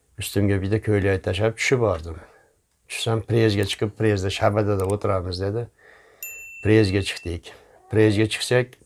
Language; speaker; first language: Uzbek; native; Uzbek